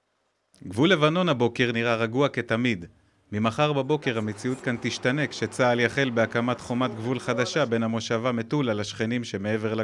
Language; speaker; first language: Hebrew; native; Hebrew